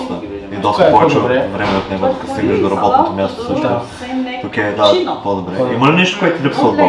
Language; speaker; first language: Bulgarian; native; Bulgarian